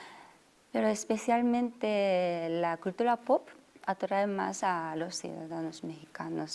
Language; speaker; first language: Spanish; non-native, fluent; Japanese